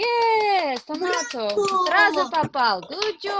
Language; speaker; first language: English; non-native, fluent; Russian